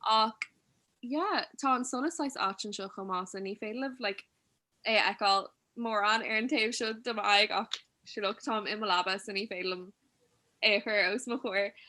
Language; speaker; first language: Irish; non-native, local second language; English